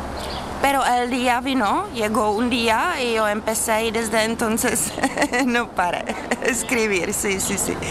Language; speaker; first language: Spanish; non-native, learner; Czech